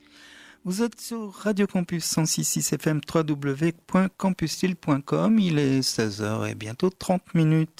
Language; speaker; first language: French; native; French